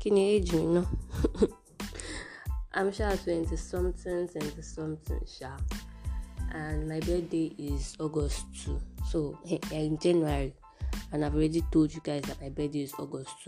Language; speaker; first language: English; non-native, local second language; Yoruba